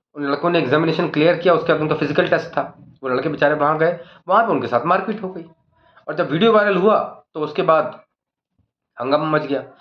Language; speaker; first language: Hindi; native; Hindi